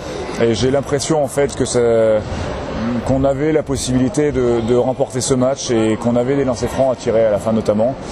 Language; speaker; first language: French; native; French